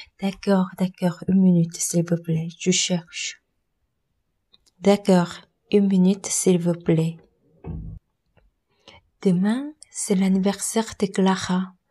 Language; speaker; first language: French; non-native, learner; Korean